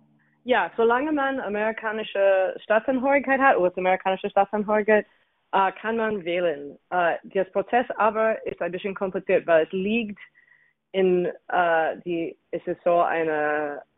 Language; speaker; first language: German; non-native, fluent; English